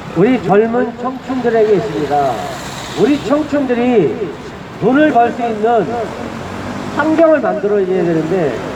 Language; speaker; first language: Korean; native; Korean